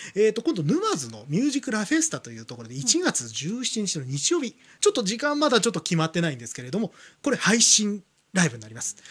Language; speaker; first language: Japanese; native; Japanese